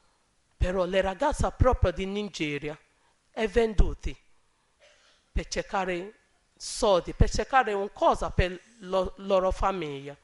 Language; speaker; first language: Italian; non-native, learner; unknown